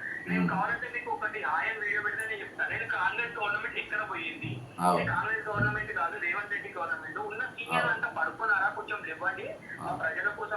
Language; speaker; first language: Telugu; native; Telugu